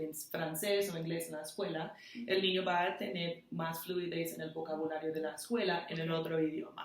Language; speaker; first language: Spanish; non-native, fluent; English